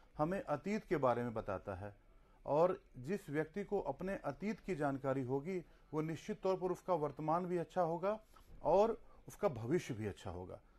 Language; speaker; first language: Hindi; native; Hindi